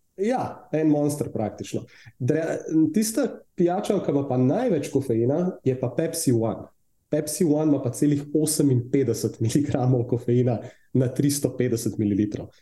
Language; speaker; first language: Slovenian; native; Slovenian